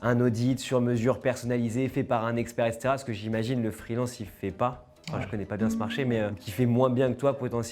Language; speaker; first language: French; native; French